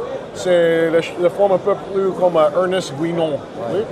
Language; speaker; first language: French; non-native, learner; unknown